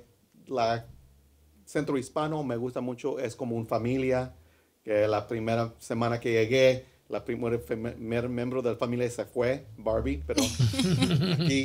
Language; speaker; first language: Spanish; early bilingual, heritage; English